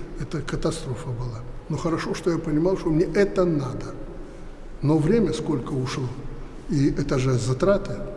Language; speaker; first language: Russian; native; Russian